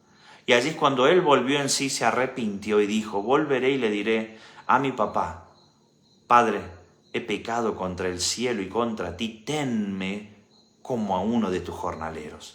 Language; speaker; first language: Spanish; native; Spanish